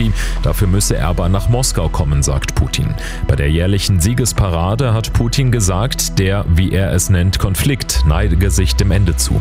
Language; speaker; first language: German; native; German